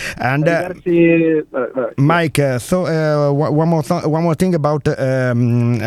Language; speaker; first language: English; non-native, learner; Italian